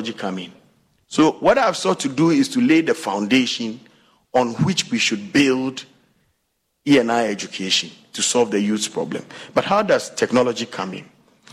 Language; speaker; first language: English; non-native, local second language; Akan